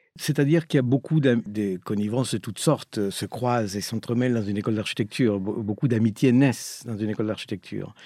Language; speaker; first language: French; non-native, fluent; Spanish